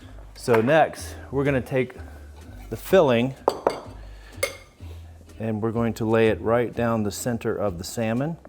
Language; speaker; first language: English; native; English